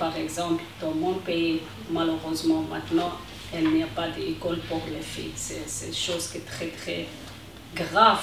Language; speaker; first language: French; non-native, learner; Persian